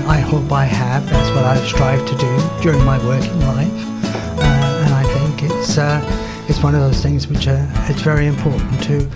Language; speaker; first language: English; native; English